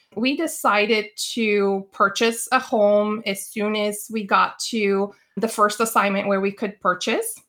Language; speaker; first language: English; non-native, fluent; Bulgarian